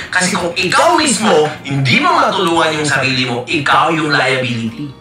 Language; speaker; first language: Filipino; native; Filipino